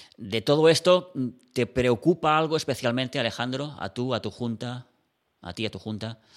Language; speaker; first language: Spanish; non-native, local second language; Catalan